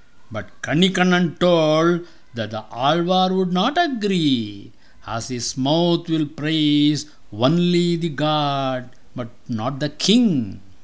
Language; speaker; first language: English; non-native, local second language; Tamil